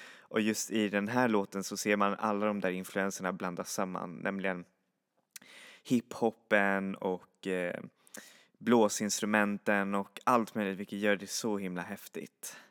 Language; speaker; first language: Swedish; native; Swedish